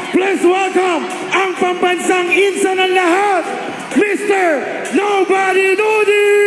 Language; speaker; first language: Filipino; native; Filipino